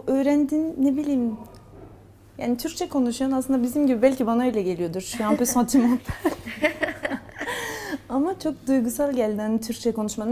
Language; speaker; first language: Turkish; early bilingual, heritage; Turkish